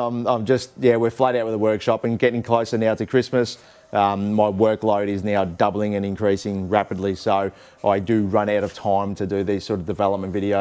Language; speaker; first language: English; native; English